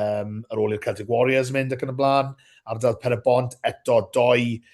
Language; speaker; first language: Welsh; native; Welsh